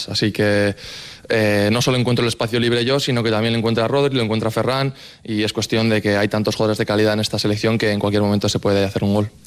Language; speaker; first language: Spanish; native; Spanish